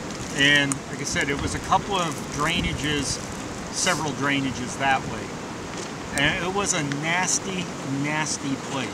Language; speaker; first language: English; native; English